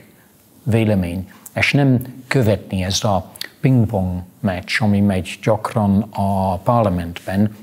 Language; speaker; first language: Hungarian; non-native, fluent; English